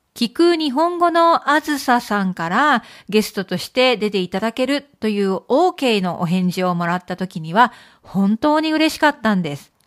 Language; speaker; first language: Japanese; native; Japanese